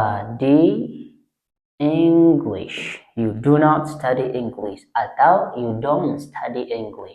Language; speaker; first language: English; non-native, fluent; Indonesian